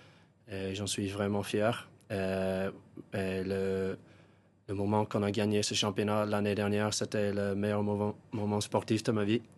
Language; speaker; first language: French; non-native, fluent; English